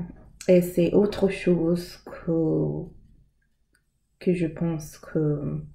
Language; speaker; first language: French; non-native, learner; English